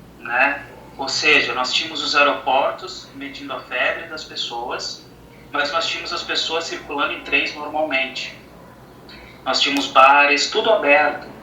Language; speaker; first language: Portuguese; native; Portuguese